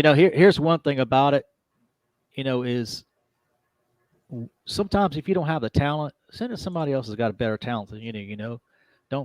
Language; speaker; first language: English; native; English